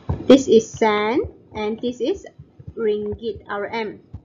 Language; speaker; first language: English; non-native, local second language; Malay